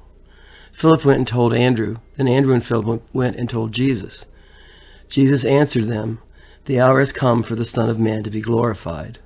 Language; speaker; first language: English; native; English